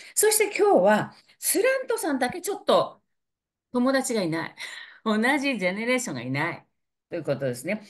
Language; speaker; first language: Japanese; native; Japanese